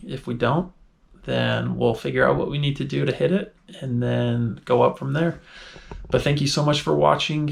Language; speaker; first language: English; native; English